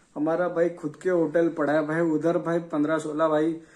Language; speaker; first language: Hindi; non-native, local second language; Odia